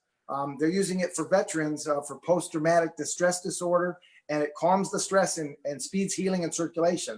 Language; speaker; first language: English; native; English